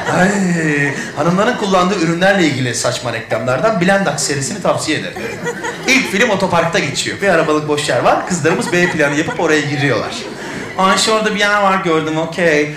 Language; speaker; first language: Turkish; native; Turkish